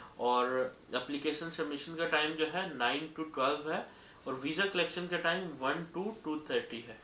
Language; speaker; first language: Urdu; non-native, local second language; Punjabi